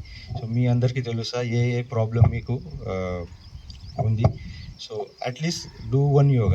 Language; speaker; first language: Telugu; non-native, learner; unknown